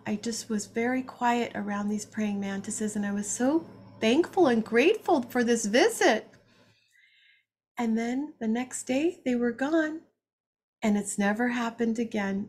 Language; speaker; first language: English; native; English